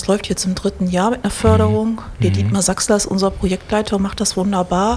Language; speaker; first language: German; native; German